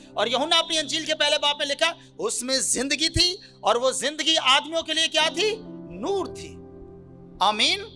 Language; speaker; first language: Urdu; non-native, local second language; Punjabi